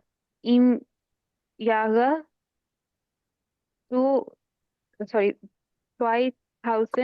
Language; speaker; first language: German; non-native, learner; Bangla